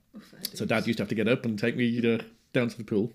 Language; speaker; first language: English; native; English